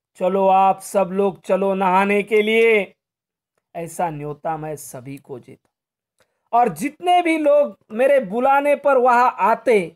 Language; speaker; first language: Hindi; non-native, local second language; Marathi